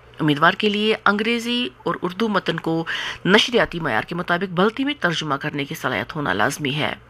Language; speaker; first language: Urdu; non-native, local second language; Kashmiri